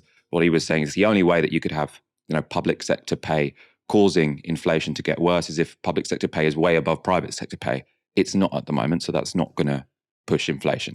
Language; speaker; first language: English; native; English